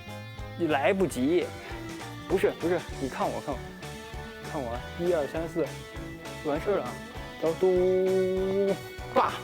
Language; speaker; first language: Chinese; native; Chinese